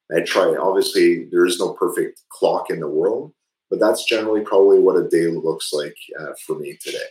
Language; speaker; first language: English; early bilingual, other home language; French